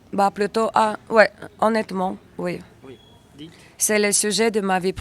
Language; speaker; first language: French; non-native, learner; Russian